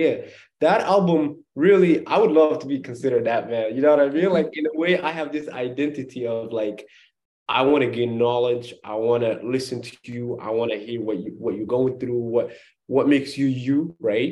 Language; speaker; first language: English; non-native, fluent; Somali